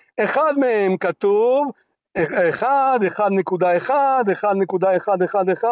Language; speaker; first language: Hebrew; non-native, local second language; Arabic